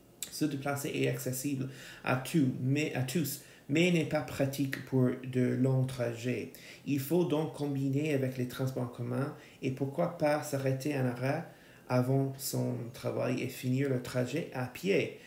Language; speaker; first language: French; non-native, fluent; English